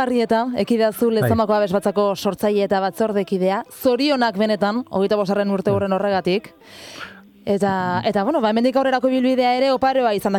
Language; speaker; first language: Basque; native; Basque